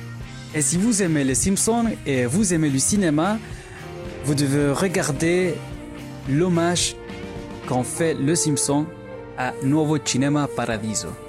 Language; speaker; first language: French; non-native, fluent; Spanish